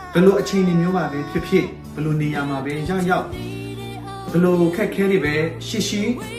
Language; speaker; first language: Burmese; non-native, local second language; S'gaw Karen